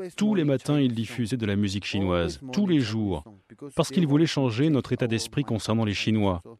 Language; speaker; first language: French; non-native, fluent; Chinese